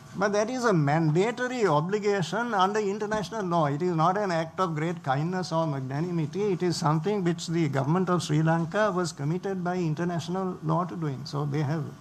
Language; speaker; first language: English; non-native, local second language; Sinhala